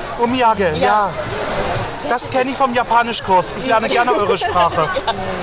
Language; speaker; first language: German; native; German